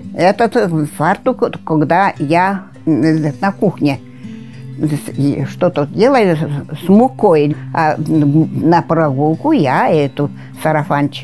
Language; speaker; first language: Russian; non-native, local second language; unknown